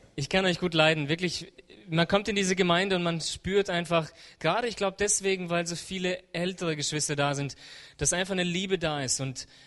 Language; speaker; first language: German; native; German